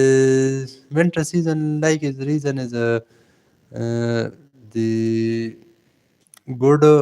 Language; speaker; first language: English; non-native, learner; Pashto